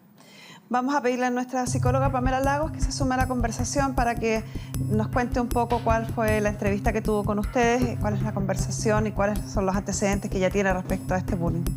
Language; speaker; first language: Spanish; native; Spanish